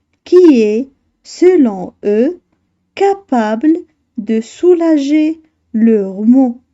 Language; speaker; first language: French; non-native, local second language; Arabic